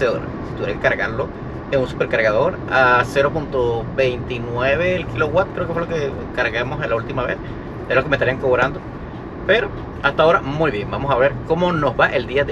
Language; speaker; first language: Spanish; native; Spanish